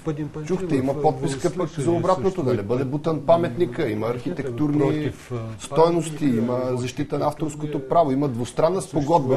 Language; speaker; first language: Bulgarian; native; Bulgarian